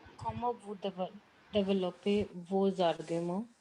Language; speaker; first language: French; non-native, learner; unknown